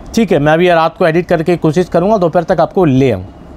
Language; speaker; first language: Hindi; non-native, local second language; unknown